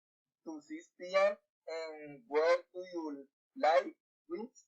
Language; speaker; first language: English; non-native, learner; Spanish